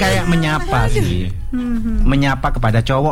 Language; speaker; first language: Indonesian; native; Indonesian